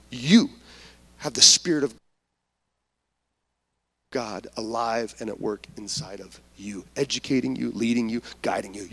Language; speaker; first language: English; native; English